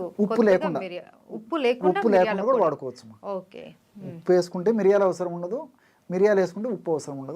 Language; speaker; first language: Telugu; native; Telugu